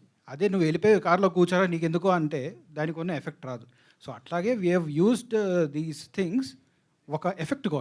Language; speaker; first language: Telugu; native; Telugu